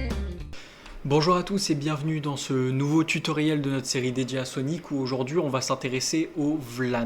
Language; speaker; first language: French; native; French